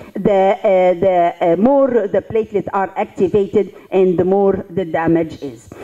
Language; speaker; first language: English; non-native, fluent; Arabic